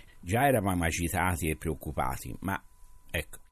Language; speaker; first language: Italian; native; Italian